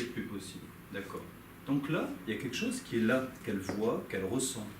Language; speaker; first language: French; native; French